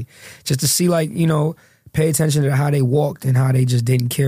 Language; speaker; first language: English; native; English